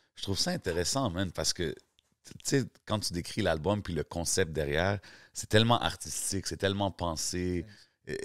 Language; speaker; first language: French; native; French